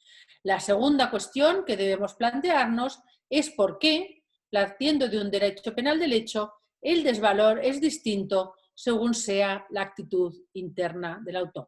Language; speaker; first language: Spanish; native; Spanish